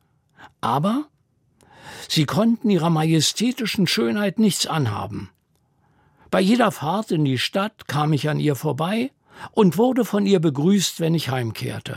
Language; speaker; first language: German; native; German